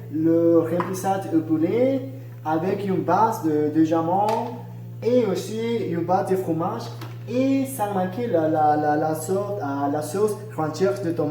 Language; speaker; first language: French; non-native, learner; Spanish